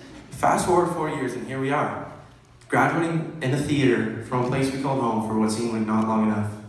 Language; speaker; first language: English; native; English